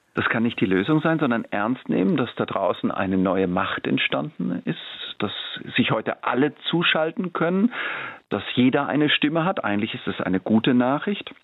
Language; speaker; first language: German; native; German